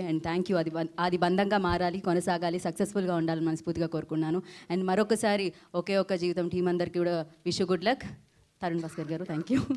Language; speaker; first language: Telugu; native; Telugu